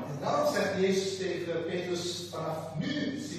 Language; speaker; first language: Dutch; non-native, fluent; Indonesian